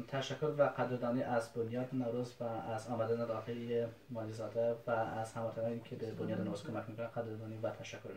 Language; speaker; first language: Persian; non-native, local second language; Kurdish